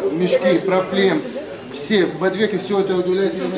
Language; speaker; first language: Russian; non-native, learner; Arabic